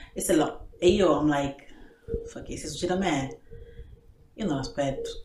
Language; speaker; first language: Italian; early bilingual, other home language; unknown